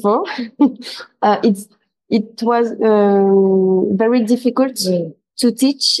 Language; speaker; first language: English; non-native, local second language; French